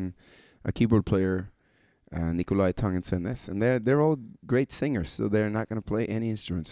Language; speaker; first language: English; non-native, fluent; Norwegian